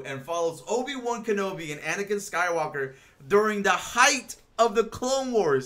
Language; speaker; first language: English; native; English